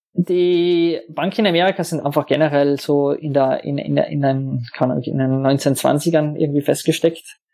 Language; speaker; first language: German; native; German